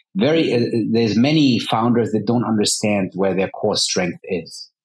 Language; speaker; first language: English; early bilingual, heritage; Arabic